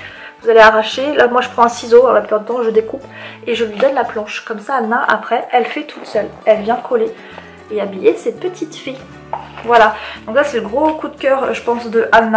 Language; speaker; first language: French; native; French